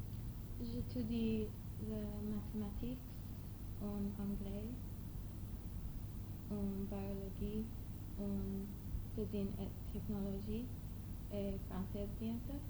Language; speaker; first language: French; non-native, learner; English